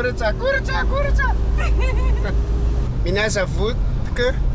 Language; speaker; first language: Russian; non-native, learner; Malagasy